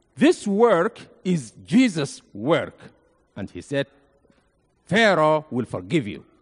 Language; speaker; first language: English; non-native, fluent; Arabic